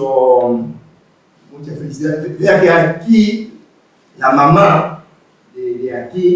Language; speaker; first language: Spanish; non-native, fluent; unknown